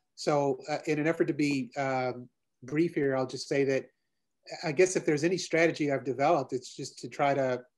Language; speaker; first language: English; native; English